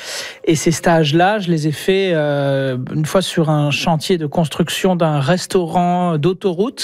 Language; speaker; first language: French; native; French